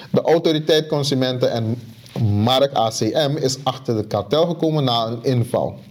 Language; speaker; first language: Dutch; native; Dutch